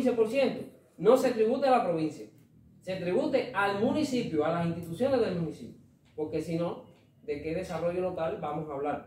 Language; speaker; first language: Spanish; native; Spanish